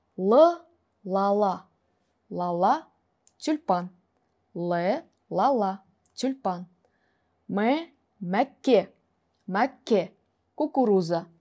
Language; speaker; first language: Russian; non-native, local second language; Kara-Kalpak